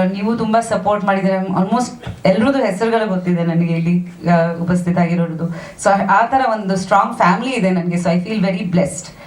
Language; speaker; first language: Kannada; non-native, fluent; Bangla